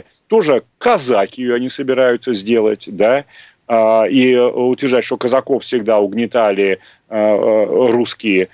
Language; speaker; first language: Russian; native; Russian